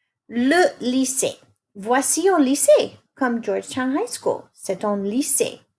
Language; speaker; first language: French; non-native, fluent; English